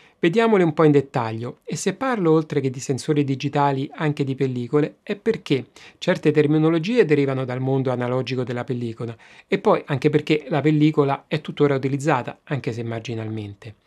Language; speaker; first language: Italian; native; Italian